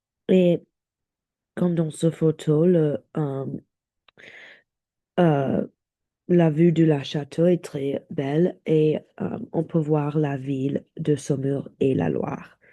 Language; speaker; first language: French; non-native, learner; English